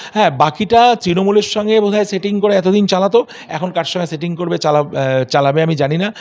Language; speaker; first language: Bangla; native; Bangla